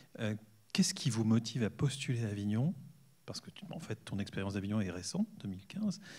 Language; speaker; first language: French; native; French